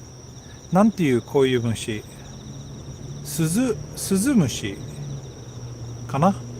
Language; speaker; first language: Japanese; non-native, learner; Swedish